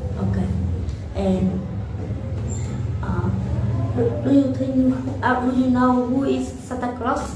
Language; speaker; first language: English; non-native, learner; Vietnamese